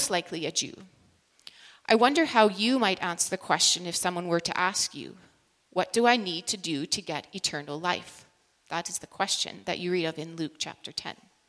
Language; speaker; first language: English; native; English